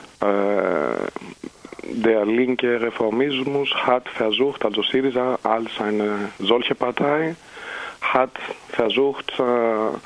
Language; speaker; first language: German; non-native, fluent; Greek